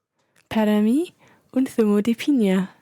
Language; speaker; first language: Spanish; non-native, learner; English